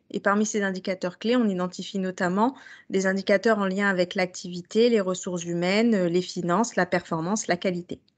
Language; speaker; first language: French; native; French